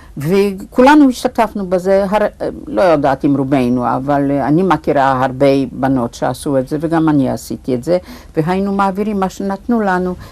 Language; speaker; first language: Hebrew; non-native, fluent; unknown